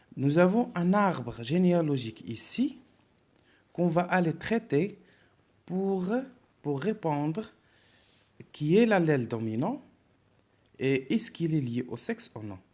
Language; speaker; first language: French; non-native, local second language; Arabic